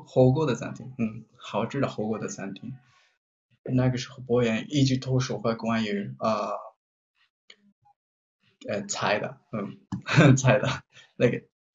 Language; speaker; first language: Chinese; non-native, learner; Japanese